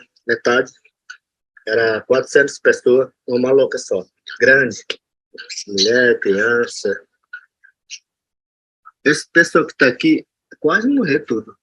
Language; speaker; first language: Portuguese; non-native, local second language; Yanomámi